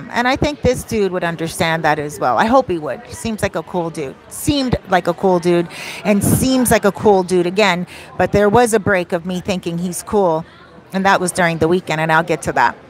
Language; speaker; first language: English; native; English